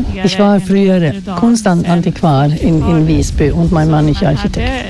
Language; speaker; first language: German; non-native, learner; Swedish